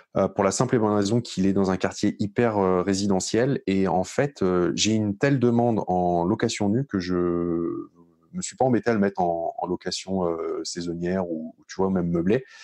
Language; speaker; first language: French; native; French